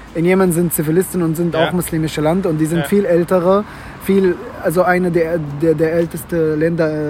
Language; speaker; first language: German; non-native, fluent; Arabic